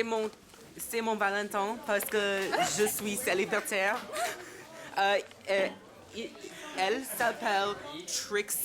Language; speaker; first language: French; non-native, learner; English